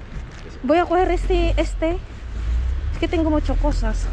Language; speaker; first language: Spanish; non-native, learner; Filipino